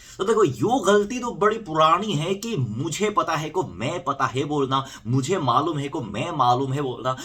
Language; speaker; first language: Hindi; non-native, fluent; Korean